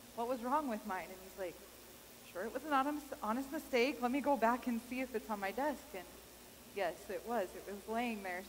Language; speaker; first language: English; native; English